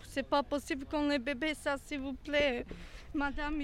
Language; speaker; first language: French; non-native, learner; Serbian